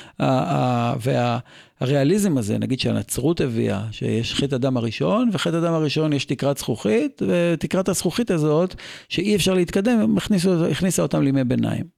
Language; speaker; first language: Hebrew; native; Hebrew